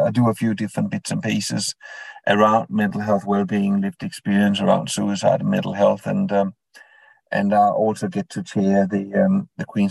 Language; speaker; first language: English; non-native, fluent; Danish